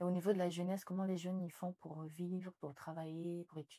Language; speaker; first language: French; native; French